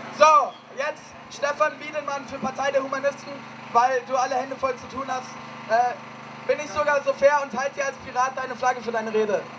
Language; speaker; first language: German; native; German